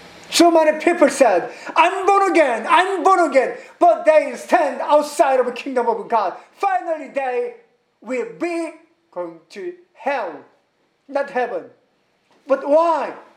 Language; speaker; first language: English; non-native, learner; Korean